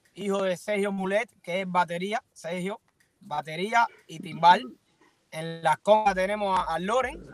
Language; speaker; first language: Spanish; native; Spanish